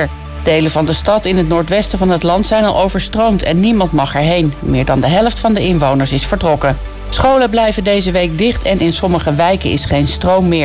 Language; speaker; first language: Dutch; native; Dutch